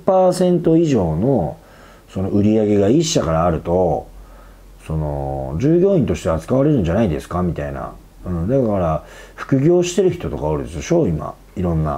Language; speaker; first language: Japanese; native; Japanese